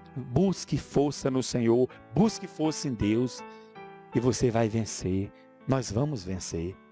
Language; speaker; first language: Portuguese; native; Portuguese